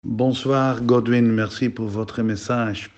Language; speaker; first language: French; non-native, fluent; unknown